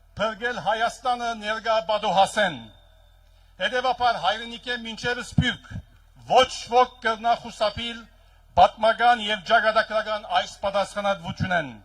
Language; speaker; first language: Armenian; early bilingual, heritage; Armenian